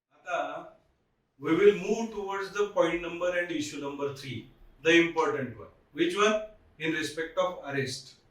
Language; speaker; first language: English; non-native, local second language; Marathi